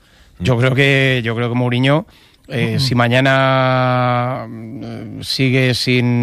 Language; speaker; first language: Spanish; native; Spanish